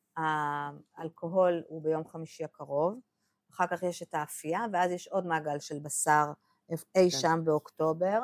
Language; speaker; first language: Hebrew; native; Hebrew